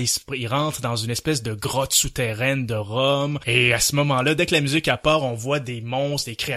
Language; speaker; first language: French; native; French